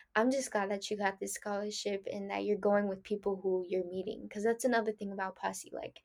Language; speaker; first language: English; early bilingual, other home language; Spanish